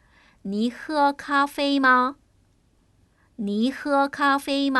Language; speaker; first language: Chinese; non-native, fluent; Korean